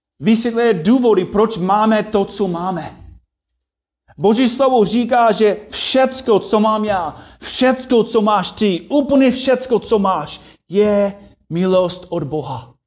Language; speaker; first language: Czech; non-native, fluent; English